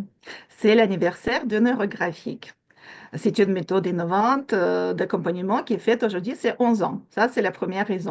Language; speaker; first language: French; non-native, fluent; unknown